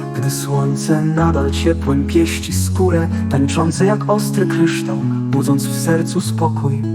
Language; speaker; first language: Polish; native; Polish